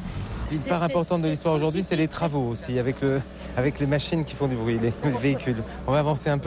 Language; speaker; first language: French; native; French